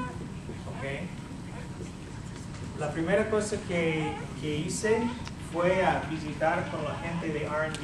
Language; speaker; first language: Spanish; early bilingual, heritage; English